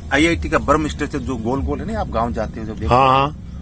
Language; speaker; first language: Hindi; native; Hindi